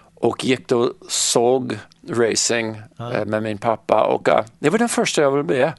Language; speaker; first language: Swedish; non-native, fluent; English